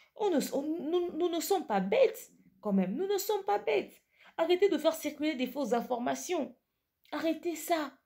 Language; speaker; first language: French; non-native, local second language; Lingala